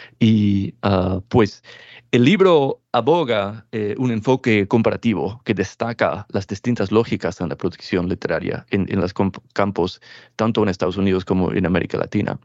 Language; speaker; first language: Spanish; non-native, fluent; English